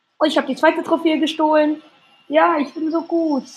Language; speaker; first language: German; native; German